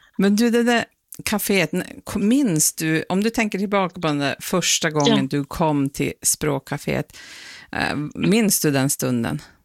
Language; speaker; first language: Swedish; native; Swedish